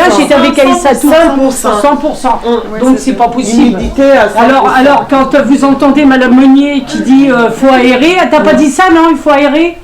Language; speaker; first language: French; native; French